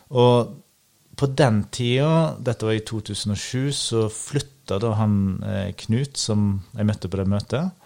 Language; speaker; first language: Norwegian; native; Norwegian